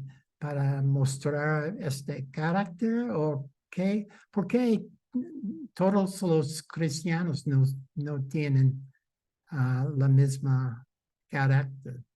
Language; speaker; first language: Spanish; non-native, fluent; English